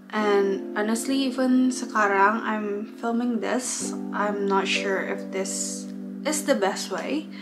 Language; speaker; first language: English; non-native, fluent; Indonesian